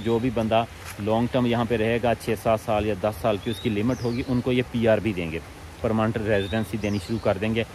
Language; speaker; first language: Urdu; non-native, local second language; Punjabi